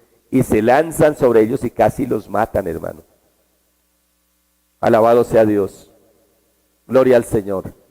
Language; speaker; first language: Spanish; native; Spanish